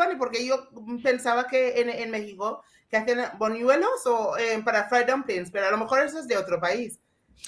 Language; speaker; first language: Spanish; non-native, fluent; English